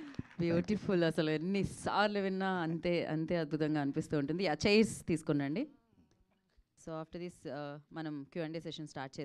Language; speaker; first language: Telugu; native; Telugu